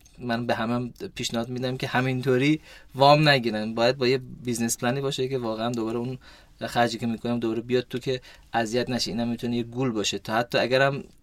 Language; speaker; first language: Persian; early bilingual, heritage; Persian